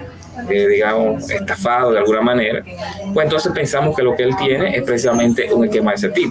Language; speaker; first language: Spanish; native; Spanish